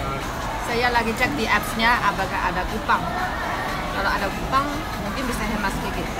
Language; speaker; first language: Indonesian; non-native, fluent; Chinese